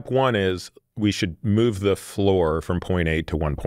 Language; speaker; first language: English; native; English